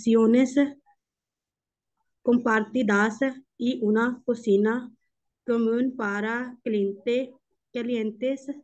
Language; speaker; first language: Spanish; non-native, learner; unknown